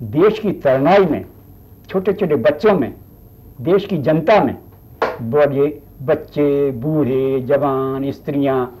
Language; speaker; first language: Hindi; native; Hindi